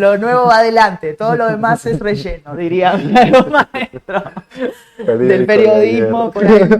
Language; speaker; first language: Spanish; native; Spanish